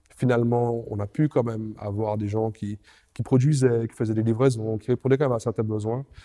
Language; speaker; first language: French; native; French